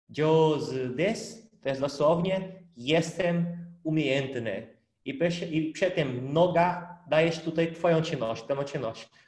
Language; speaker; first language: Polish; non-native, fluent; Portuguese